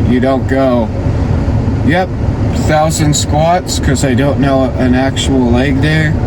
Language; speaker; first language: English; native; English